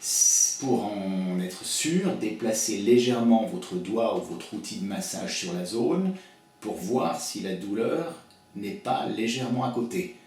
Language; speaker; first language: French; native; French